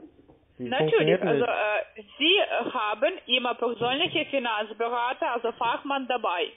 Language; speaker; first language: German; non-native, fluent; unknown